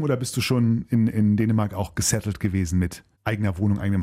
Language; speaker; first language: German; native; German